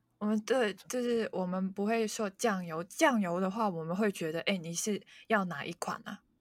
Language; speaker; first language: Chinese; non-native, local second language; Cantonese